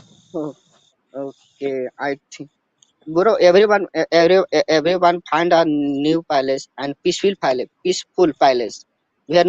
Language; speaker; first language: English; non-native, learner; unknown